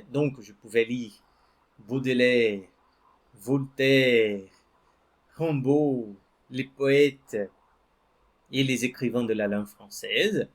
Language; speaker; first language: French; non-native, fluent; Portuguese